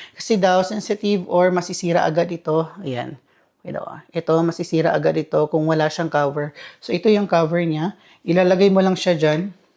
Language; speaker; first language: Filipino; non-native, local second language; Cebuano